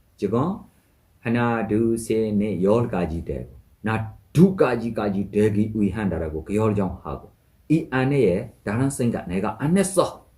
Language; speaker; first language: Korean; non-native, fluent; Burmese